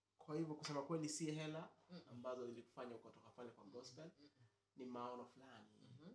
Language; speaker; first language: Swahili; native; Swahili